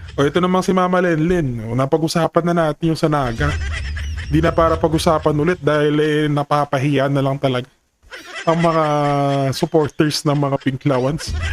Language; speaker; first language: Filipino; native; Filipino